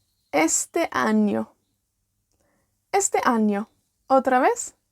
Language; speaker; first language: Spanish; non-native, fluent; Welsh